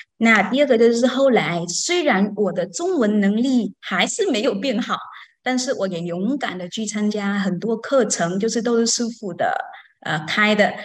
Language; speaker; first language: Chinese; non-native, learner; Vietnamese